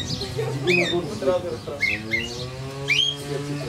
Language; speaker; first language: Bulgarian; non-native, learner; Russian